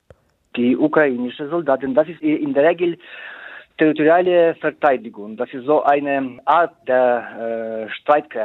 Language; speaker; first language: German; non-native, fluent; Ukrainian